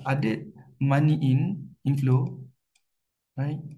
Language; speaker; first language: English; non-native, local second language; Malay